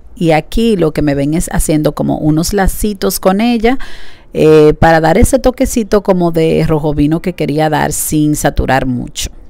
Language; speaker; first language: Spanish; native; Spanish